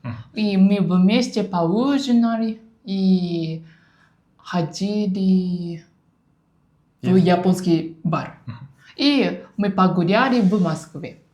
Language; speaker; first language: Russian; non-native, learner; Japanese